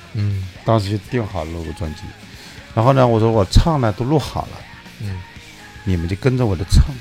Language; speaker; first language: Chinese; native; Chinese